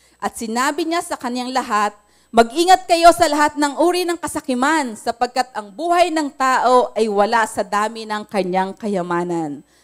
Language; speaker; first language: Filipino; native; Filipino